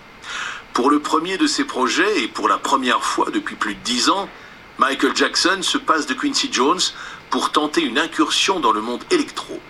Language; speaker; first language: French; native; French